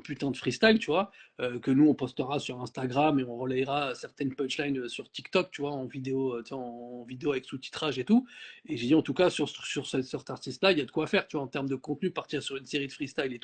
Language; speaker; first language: French; native; French